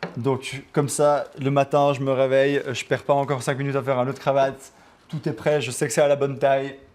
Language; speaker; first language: French; early bilingual, other home language; Albanian